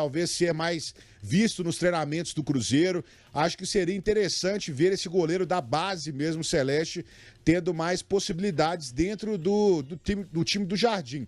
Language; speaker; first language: Portuguese; native; Portuguese